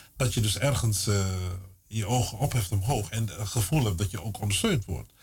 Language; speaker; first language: Dutch; native; Dutch